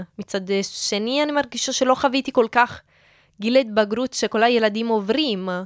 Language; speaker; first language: Hebrew; non-native, fluent; Italian